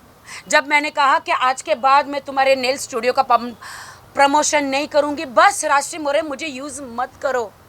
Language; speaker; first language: Hindi; native; Hindi